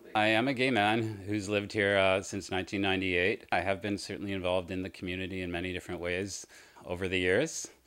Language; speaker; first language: English; native; English